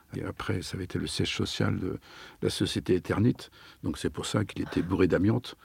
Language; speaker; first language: French; native; French